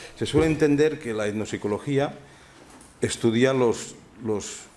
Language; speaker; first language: Spanish; non-native, local second language; Catalan